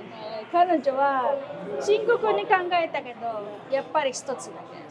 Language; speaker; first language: Japanese; non-native, fluent; Filipino